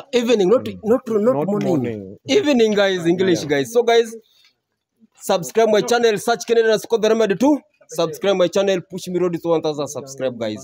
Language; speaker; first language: English; non-native, learner; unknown